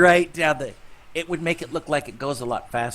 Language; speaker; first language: English; native; English